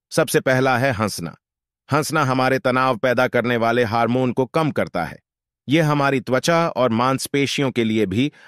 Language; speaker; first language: Hindi; native; Hindi